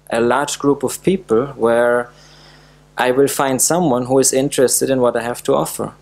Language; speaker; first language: English; non-native, fluent; German